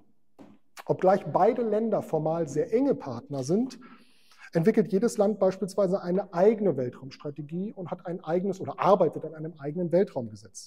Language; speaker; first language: German; native; German